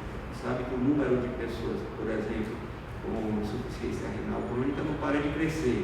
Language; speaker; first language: Portuguese; native; Portuguese